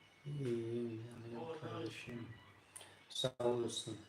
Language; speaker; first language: Turkish; non-native, learner; Tajik